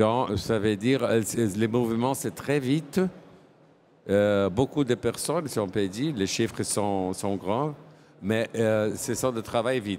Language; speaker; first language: French; non-native, fluent; Portuguese